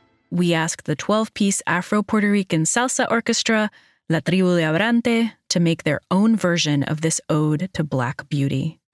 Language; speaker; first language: English; early bilingual, other home language; Spanish